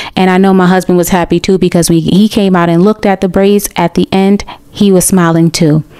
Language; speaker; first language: English; native; English